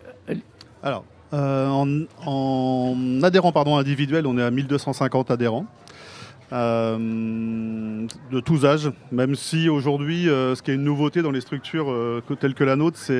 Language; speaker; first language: French; native; French